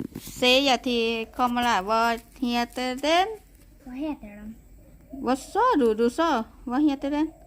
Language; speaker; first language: Swedish; non-native, learner; Thai